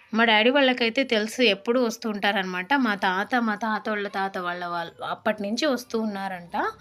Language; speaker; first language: Telugu; non-native, local second language; Lambadi